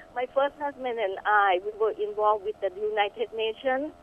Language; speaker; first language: English; non-native, fluent; Thai